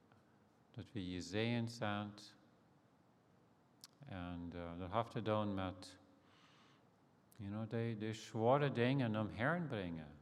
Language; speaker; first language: German; early bilingual, heritage; Plautdietsch